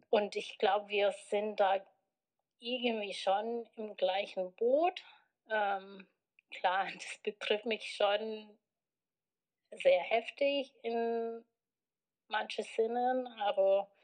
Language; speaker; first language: German; non-native, fluent; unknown